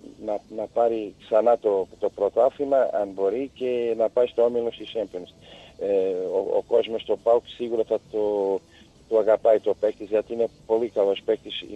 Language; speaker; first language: Greek; non-native, learner; Portuguese